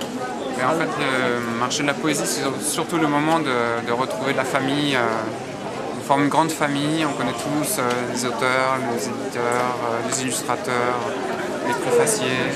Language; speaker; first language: French; native; French